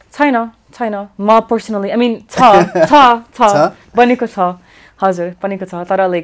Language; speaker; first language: Nepali; early bilingual, heritage; English